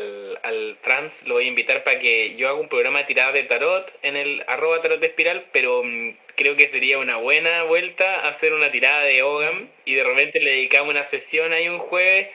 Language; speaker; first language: Spanish; native; Spanish